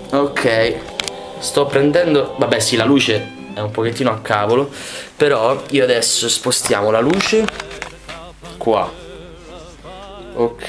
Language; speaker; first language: Italian; native; Italian